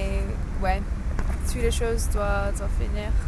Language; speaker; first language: French; non-native, learner; English